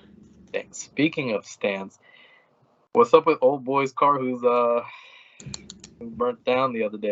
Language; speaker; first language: English; native; English